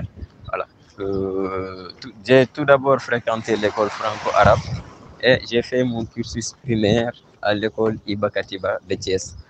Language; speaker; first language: French; non-native, local second language; Wolof